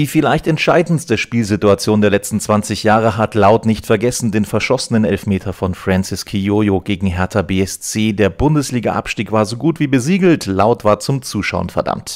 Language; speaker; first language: German; native; German